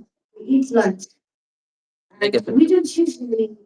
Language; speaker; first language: English; non-native, learner; Arabic